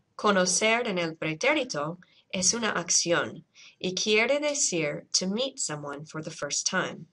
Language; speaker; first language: Spanish; non-native, fluent; English